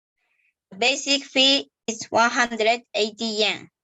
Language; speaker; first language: English; non-native, learner; Japanese